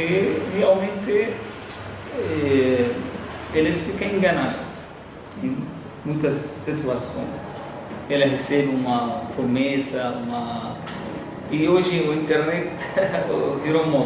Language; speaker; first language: Portuguese; non-native, fluent; Arabic